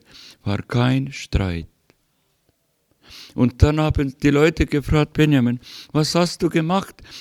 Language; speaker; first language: German; non-native, learner; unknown